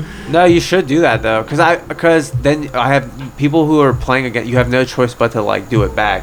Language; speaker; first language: English; early bilingual, other home language; Polish